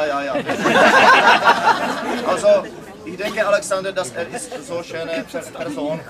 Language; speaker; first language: German; non-native, learner; Czech